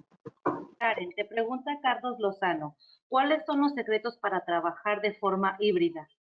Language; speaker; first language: Spanish; native; Spanish